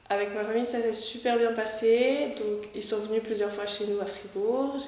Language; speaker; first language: French; native; French